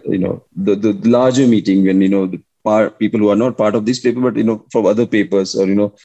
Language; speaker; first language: English; non-native, local second language; Hindi